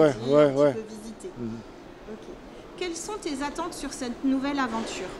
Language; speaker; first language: French; native; French